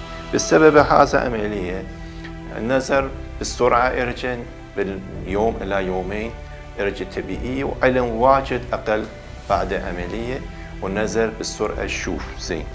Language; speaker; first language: Arabic; non-native, learner; Persian